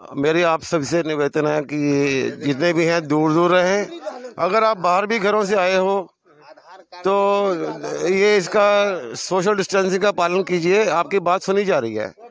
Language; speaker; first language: Hindi; native; Hindi